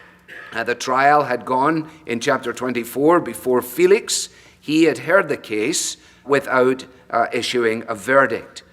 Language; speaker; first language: English; native; English